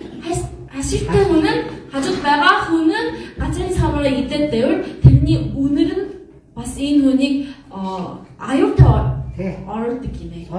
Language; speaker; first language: Mongolian; non-native, fluent; Korean